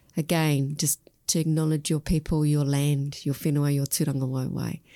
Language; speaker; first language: English; native; English